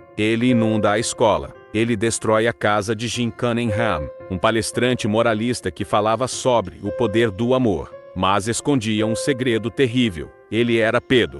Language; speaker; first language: Portuguese; native; Portuguese